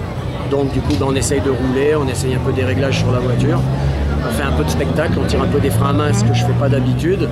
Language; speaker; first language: French; native; French